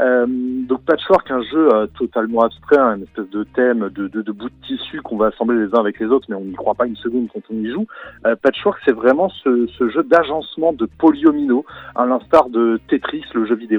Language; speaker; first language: French; native; French